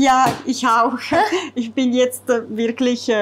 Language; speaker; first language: German; non-native, fluent; Italian